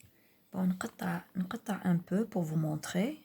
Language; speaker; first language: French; non-native, local second language; Arabic